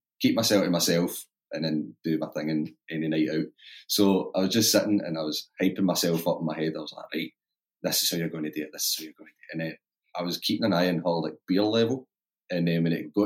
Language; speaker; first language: English; native; English